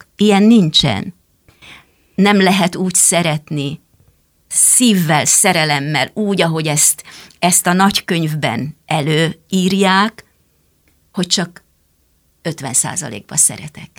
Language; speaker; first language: Hungarian; native; Hungarian